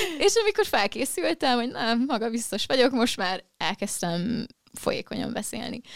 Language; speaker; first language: Hungarian; early bilingual, heritage; Hungarian